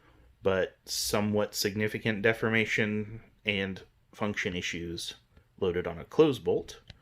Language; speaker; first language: English; native; English